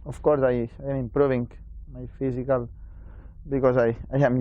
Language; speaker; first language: English; non-native, learner; Spanish